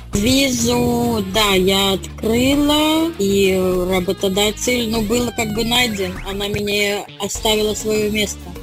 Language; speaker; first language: Russian; native; Russian